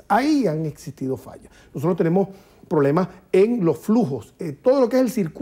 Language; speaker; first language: Spanish; native; Spanish